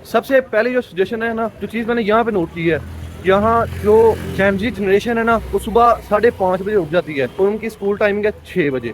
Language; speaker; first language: Urdu; non-native, local second language; Punjabi